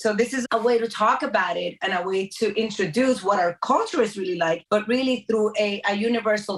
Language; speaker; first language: English; early bilingual, other home language; Spanish